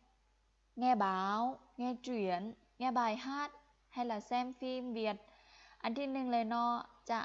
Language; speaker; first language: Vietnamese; non-native, fluent; Lao